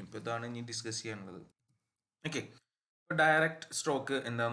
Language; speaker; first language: Malayalam; native; Malayalam